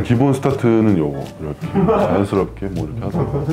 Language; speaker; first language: Korean; native; Korean